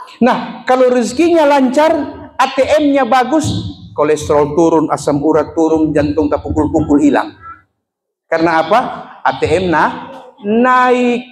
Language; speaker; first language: Malay; native; Malay